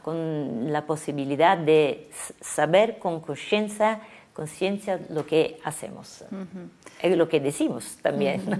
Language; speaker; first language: Spanish; non-native, fluent; Italian